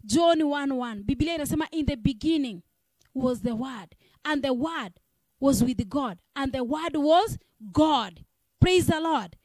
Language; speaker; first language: English; non-native, local second language; Swahili